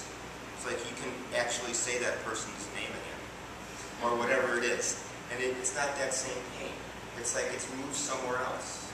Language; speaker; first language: English; native; English